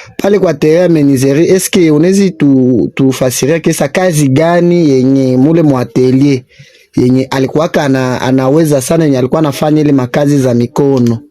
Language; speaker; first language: Swahili; native; Swahili